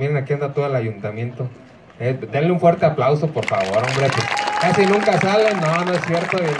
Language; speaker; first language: Spanish; native; Spanish